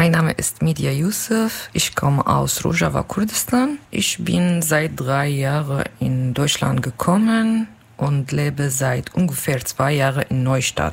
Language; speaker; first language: German; non-native, learner; Kurdish